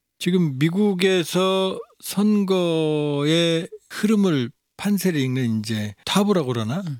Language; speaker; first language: Korean; native; Korean